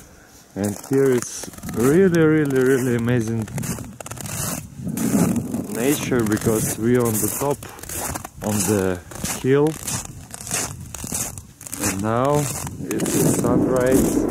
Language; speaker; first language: English; non-native, learner; Russian